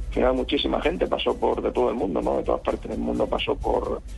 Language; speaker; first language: Spanish; native; Spanish